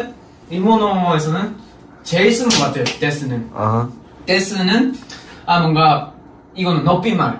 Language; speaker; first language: Korean; non-native, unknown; Japanese